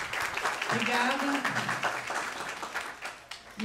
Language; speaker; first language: Portuguese; native; Portuguese